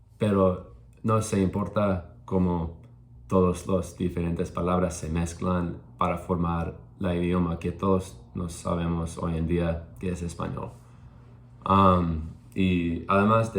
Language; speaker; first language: Spanish; non-native, learner; English